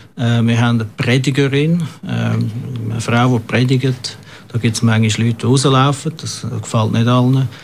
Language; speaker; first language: German; native; German